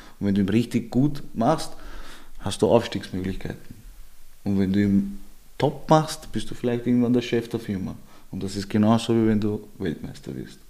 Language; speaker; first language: German; early bilingual, other home language; Georgian